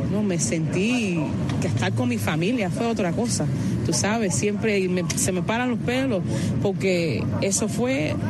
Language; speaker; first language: Spanish; early bilingual, heritage; Spanish